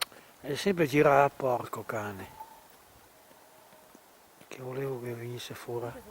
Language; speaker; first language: Italian; native; Italian